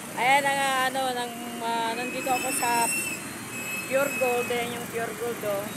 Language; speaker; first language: Filipino; non-native, local second language; Iloko